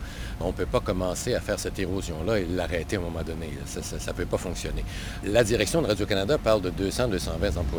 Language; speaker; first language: French; native; French